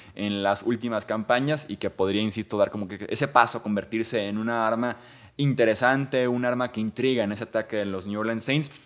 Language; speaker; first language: Spanish; native; Spanish